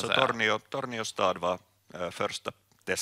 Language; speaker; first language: Swedish; non-native, local second language; Finnish